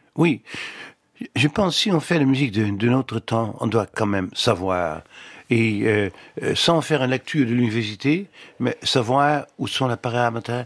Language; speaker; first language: French; non-native, fluent; Dutch